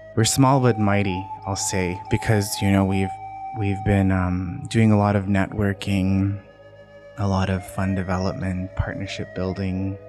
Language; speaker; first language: English; native; English